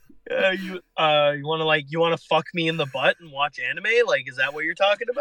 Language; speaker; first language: English; native; English